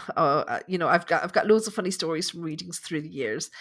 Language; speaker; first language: English; native; English